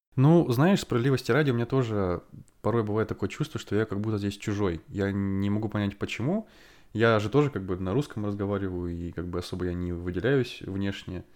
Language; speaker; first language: Russian; native; Russian